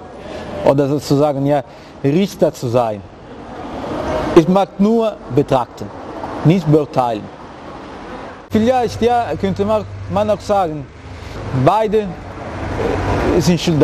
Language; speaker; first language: German; non-native, fluent; Italian